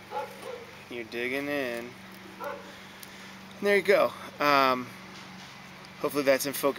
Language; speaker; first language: English; native; English